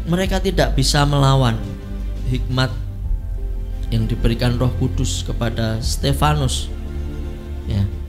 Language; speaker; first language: Indonesian; native; Indonesian